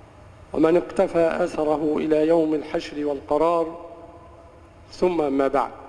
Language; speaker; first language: Arabic; native; Arabic